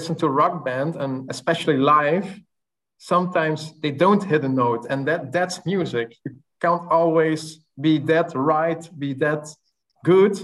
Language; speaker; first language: English; non-native, fluent; Dutch